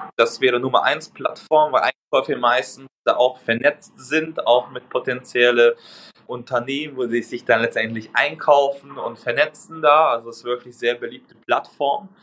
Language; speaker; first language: German; non-native, fluent; Hungarian